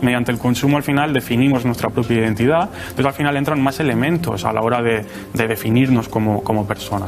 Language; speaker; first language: Spanish; native; Spanish